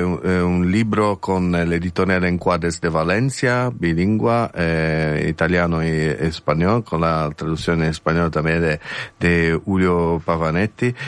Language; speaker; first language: Spanish; non-native, learner; Italian